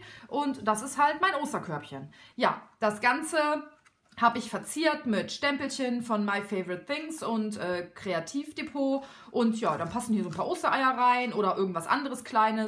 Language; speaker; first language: German; native; German